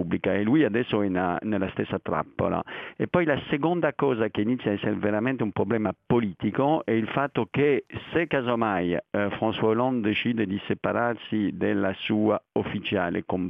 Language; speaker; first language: Italian; non-native, fluent; French